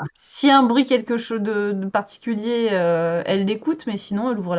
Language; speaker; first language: French; native; French